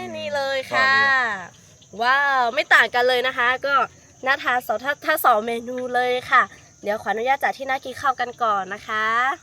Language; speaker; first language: Thai; non-native, local second language; Lahu